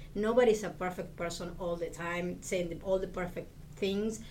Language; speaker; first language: English; non-native, fluent; Spanish